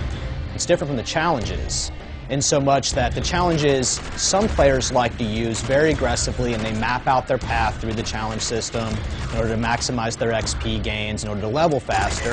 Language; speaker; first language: English; native; English